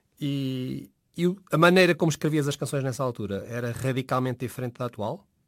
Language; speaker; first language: Portuguese; native; Portuguese